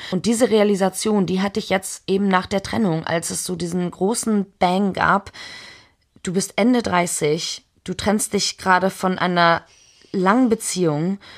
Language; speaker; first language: German; early bilingual, heritage; German